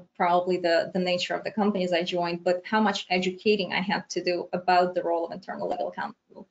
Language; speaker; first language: English; non-native, fluent; Romanian